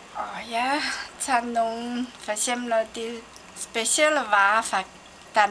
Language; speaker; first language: Danish; non-native, learner; Chinese